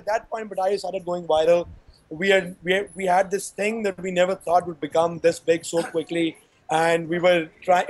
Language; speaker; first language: English; non-native, local second language; Urdu